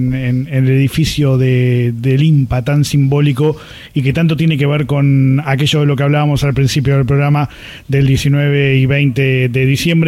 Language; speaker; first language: Spanish; native; Spanish